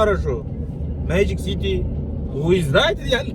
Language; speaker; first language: Russian; non-native, local second language; Uzbek